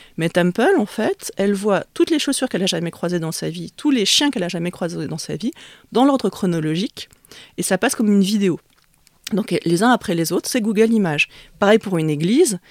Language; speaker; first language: French; early bilingual, other home language; Vietnamese